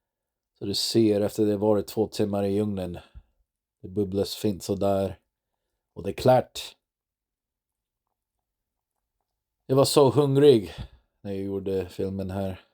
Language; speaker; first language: Swedish; non-native, learner; English